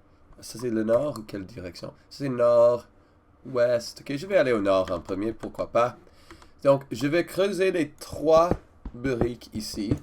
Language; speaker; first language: French; non-native, learner; English